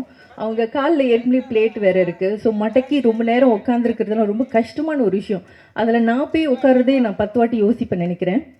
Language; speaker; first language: Tamil; native; Tamil